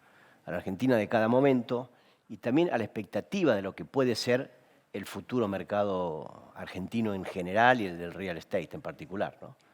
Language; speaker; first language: Spanish; native; Spanish